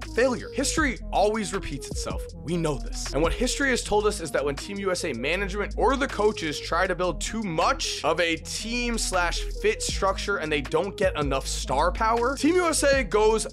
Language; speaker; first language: English; native; English